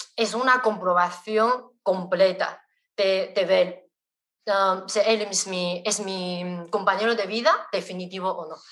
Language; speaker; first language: Spanish; non-native, fluent; Chinese